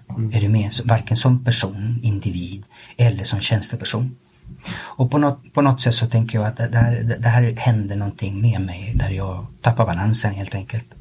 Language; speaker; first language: Swedish; early bilingual, other home language; Spanish